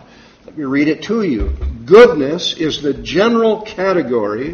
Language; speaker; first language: English; native; English